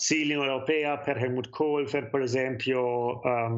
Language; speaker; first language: Italian; non-native, learner; German